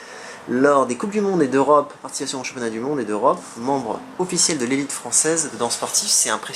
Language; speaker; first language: French; native; French